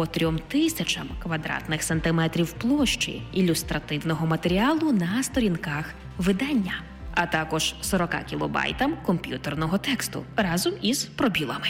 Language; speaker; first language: Ukrainian; native; Ukrainian